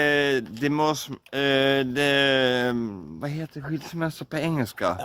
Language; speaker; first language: Swedish; non-native, fluent; Somali